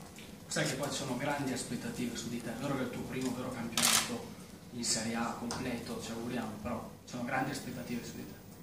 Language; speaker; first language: Italian; native; Italian